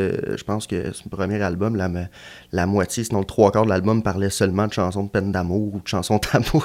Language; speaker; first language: French; native; French